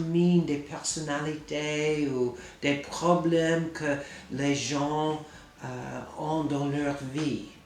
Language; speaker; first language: French; non-native, fluent; English